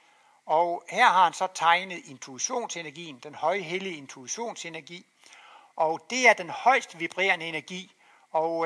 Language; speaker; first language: Danish; native; Danish